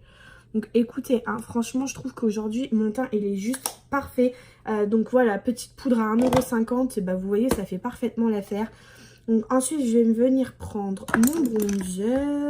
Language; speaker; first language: French; native; French